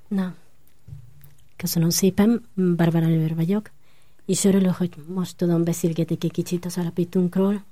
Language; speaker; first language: Hungarian; non-native, learner; Spanish